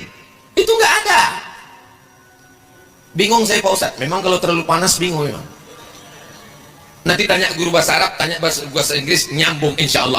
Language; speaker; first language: Indonesian; native; Indonesian